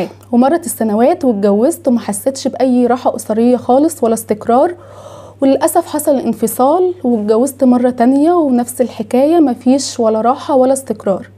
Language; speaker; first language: Arabic; native; Arabic